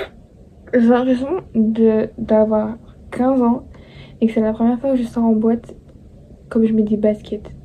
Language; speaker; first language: French; native; French